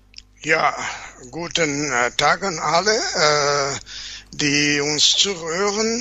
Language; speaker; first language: German; non-native, fluent; Portuguese